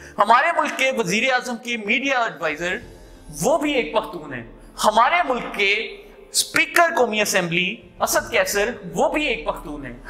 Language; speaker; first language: Urdu; non-native, local second language; Punjabi